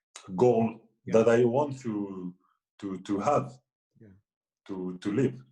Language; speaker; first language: English; non-native, fluent; French